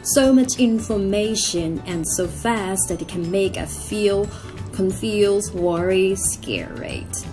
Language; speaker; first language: English; non-native, fluent; Thai